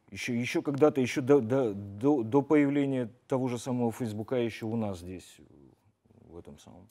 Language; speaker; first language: Russian; native; Russian